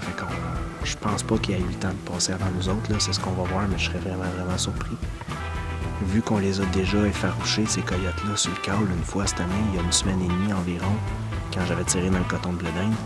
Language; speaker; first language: French; native; French